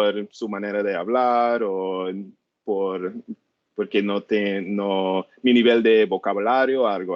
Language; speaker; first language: Spanish; non-native, learner; English